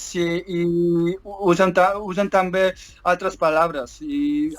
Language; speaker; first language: Catalan; non-native, learner; Polish